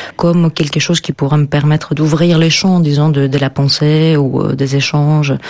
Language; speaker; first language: French; non-native, fluent; Greek